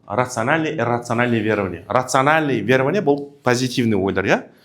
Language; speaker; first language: Russian; non-native, local second language; Kazakh